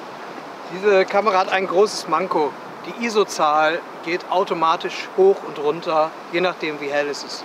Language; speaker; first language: German; native; German